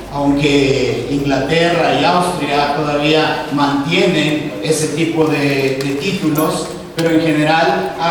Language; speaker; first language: Spanish; native; Spanish